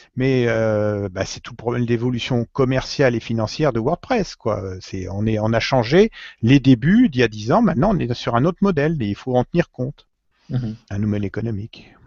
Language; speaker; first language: French; native; French